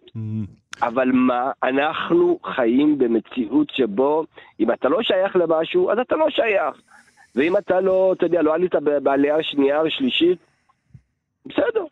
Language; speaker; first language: Hebrew; early bilingual, other home language; Amharic